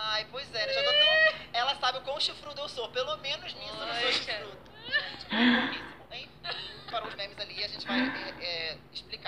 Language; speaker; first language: Portuguese; native; Portuguese